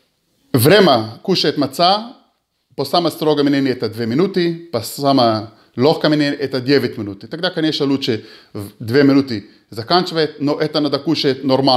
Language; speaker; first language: Russian; early bilingual, heritage; Hebrew